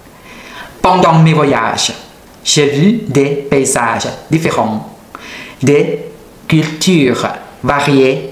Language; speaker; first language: French; non-native, learner; Thai